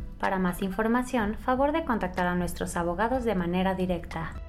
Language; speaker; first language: Spanish; native; Spanish